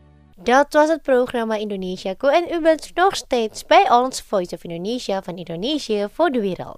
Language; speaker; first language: Dutch; non-native, fluent; Indonesian